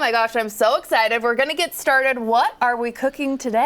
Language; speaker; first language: English; native; English